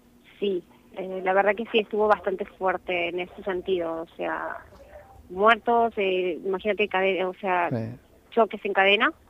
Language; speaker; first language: Spanish; native; Spanish